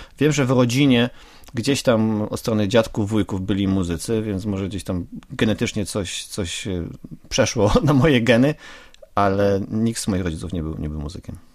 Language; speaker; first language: Polish; native; Polish